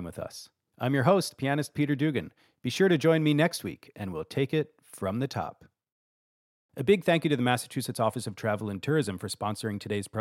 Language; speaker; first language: English; native; English